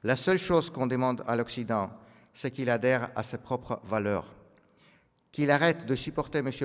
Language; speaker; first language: French; non-native, fluent; Russian